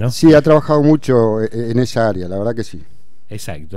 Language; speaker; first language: Spanish; native; Spanish